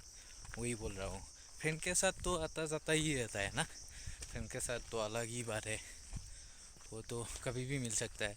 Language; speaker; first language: Hindi; non-native, local second language; Assamese